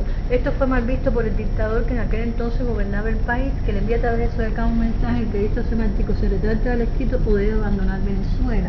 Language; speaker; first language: Spanish; native; Spanish